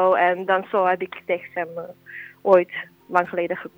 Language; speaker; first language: Dutch; non-native, fluent; Serbian